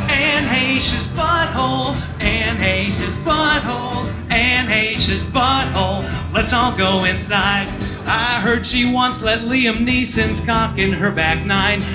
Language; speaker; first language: English; native; English